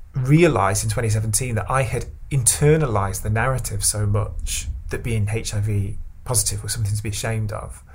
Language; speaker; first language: English; native; English